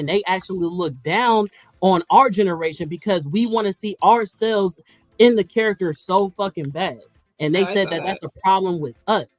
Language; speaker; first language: English; native; English